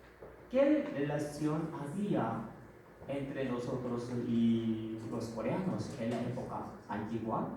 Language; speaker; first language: Spanish; non-native, fluent; Korean